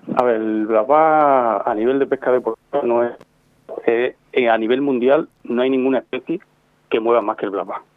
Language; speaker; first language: Spanish; native; Spanish